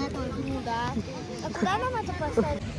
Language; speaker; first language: Russian; early bilingual, other home language; Armenian